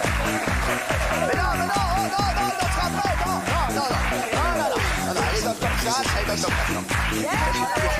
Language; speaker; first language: French; native; French